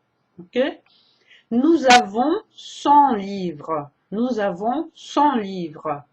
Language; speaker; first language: French; non-native, fluent; Portuguese